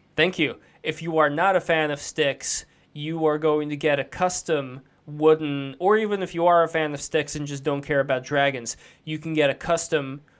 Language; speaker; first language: English; non-native, fluent; Russian